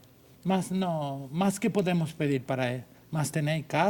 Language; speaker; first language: Portuguese; non-native, learner; Spanish